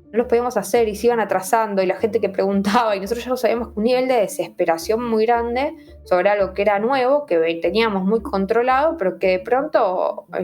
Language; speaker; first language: Spanish; native; Spanish